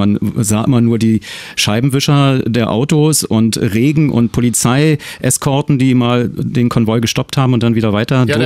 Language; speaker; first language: German; native; German